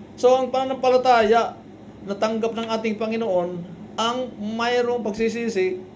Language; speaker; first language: Filipino; non-native, local second language; Waray